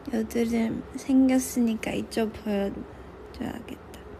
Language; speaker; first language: Korean; non-native, local second language; Chinese